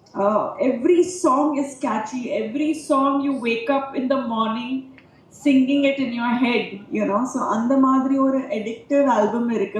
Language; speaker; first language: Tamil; non-native, fluent; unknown